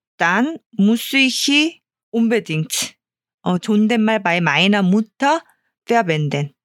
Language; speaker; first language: German; non-native, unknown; Korean